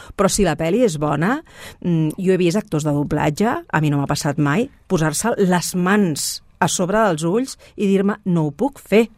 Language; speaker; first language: Catalan; native; Catalan